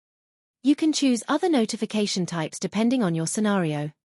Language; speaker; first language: English; non-native, fluent; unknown